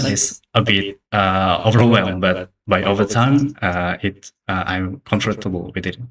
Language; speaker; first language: English; non-native, learner; Indonesian